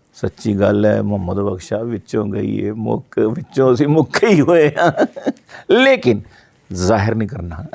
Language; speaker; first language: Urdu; non-native, local second language; Punjabi